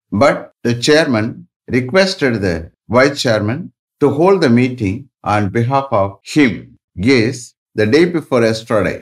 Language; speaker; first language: English; non-native, local second language; Tamil